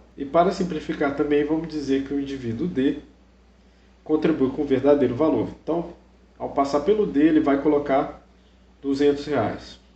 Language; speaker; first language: Portuguese; native; Portuguese